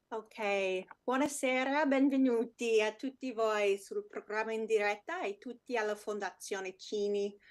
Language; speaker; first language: Italian; non-native, fluent; English